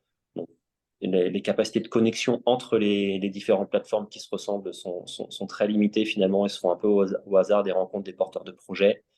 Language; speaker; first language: French; native; French